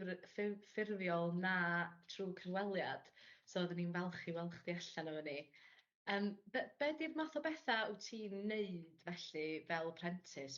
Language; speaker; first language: Welsh; native; Welsh